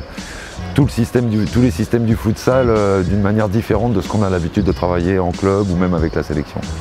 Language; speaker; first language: French; native; French